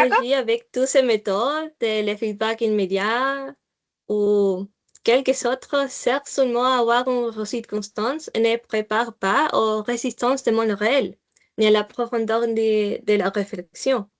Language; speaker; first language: French; non-native, learner; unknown